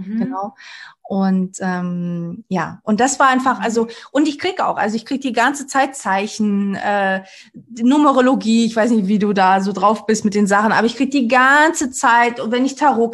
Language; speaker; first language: German; early bilingual, other home language; Portuguese